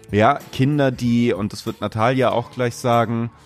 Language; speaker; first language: German; native; German